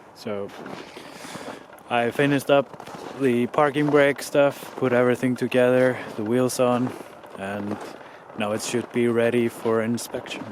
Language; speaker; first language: English; non-native, fluent; Icelandic